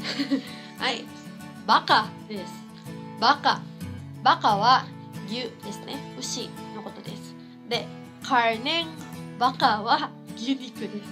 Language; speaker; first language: Japanese; non-native, fluent; Cebuano